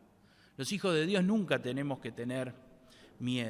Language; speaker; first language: Spanish; native; Spanish